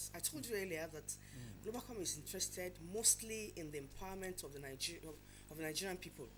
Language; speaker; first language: English; non-native, local second language; Yoruba